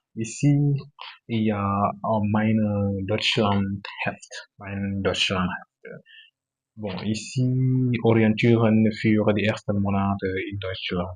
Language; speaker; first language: German; non-native, learner; Wolof